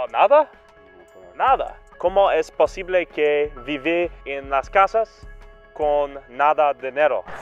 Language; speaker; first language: Spanish; non-native, learner; English